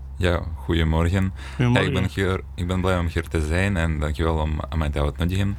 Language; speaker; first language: Dutch; non-native, learner; Ukrainian